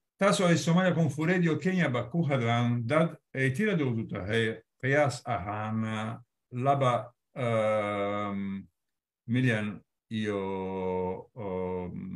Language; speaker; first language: Somali; non-native, fluent; Italian